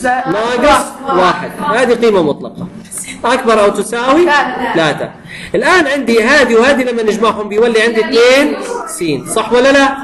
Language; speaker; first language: Arabic; native; Arabic